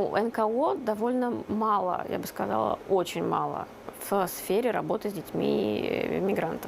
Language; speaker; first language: Russian; native; Russian